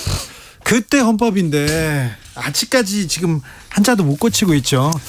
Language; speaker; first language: Korean; native; Korean